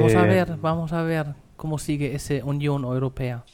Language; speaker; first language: Spanish; non-native, fluent; German